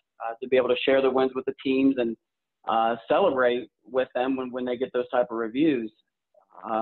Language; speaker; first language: English; native; English